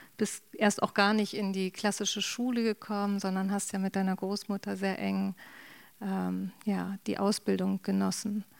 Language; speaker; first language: German; native; German